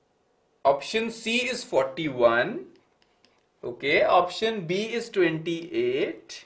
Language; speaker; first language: English; non-native, local second language; Hindi